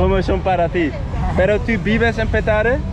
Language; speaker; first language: Spanish; non-native, learner; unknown